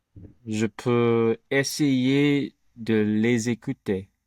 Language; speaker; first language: French; non-native, learner; English